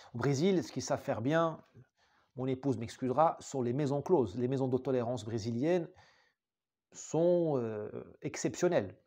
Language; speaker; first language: French; non-native, local second language; Arabic